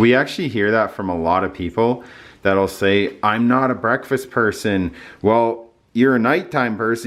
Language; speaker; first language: English; native; English